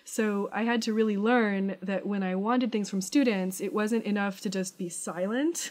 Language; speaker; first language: English; native; English